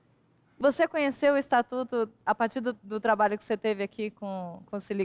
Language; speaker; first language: Portuguese; native; Portuguese